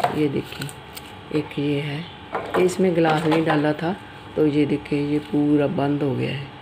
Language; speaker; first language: Hindi; non-native, local second language; Punjabi